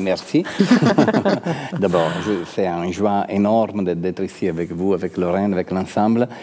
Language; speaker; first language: French; non-native, fluent; Italian